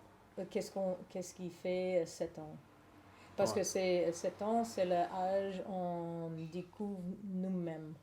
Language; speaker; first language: French; non-native, learner; English